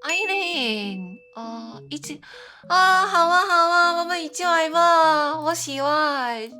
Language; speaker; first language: Chinese; non-native, learner; Korean